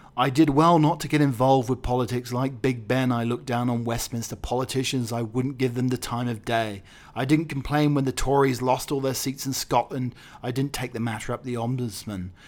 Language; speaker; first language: English; native; English